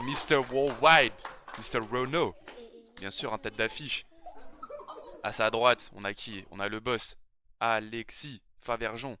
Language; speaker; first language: French; native; French